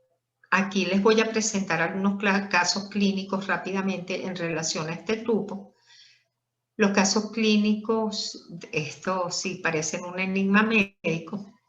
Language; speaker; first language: Spanish; native; Spanish